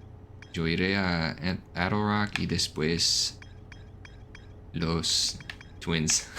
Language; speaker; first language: Spanish; non-native, learner; English